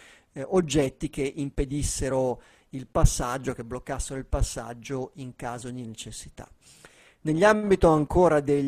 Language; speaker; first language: Italian; native; Italian